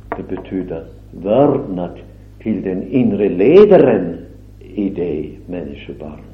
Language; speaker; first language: Swedish; non-native, fluent; German